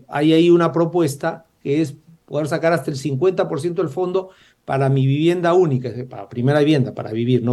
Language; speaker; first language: Spanish; native; Spanish